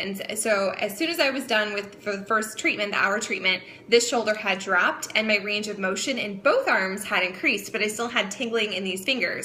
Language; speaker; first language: English; native; English